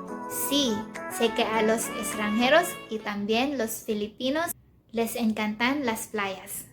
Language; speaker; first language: Spanish; non-native, learner; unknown